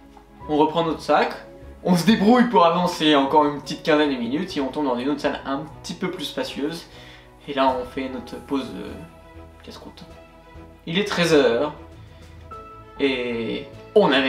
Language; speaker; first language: French; native; French